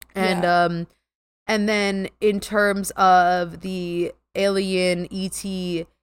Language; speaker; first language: English; native; English